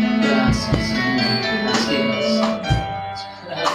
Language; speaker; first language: Spanish; native; Spanish